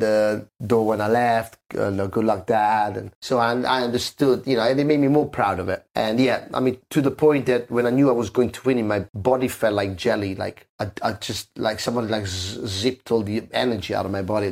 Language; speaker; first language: English; non-native, fluent; Italian